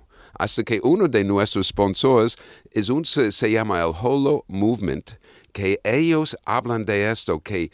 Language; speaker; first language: Spanish; non-native, fluent; English